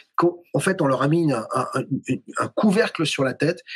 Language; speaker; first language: French; native; French